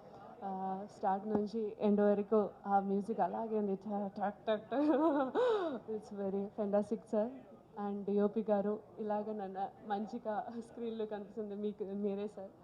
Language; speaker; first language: Telugu; non-native, learner; Malayalam